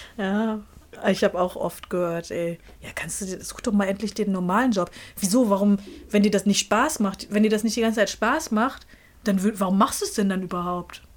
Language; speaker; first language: German; native; German